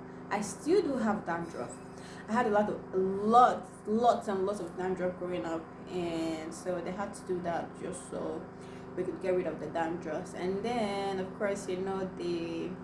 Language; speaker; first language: English; non-native, local second language; Igbo